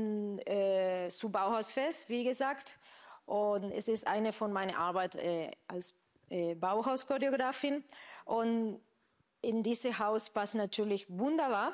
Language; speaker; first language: German; non-native, fluent; Spanish